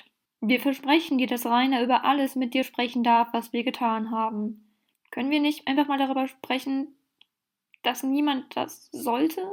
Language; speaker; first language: German; native; German